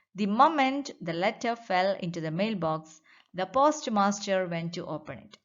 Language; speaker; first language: English; non-native, local second language; Malayalam